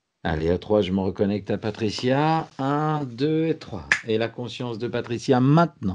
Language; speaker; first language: French; native; French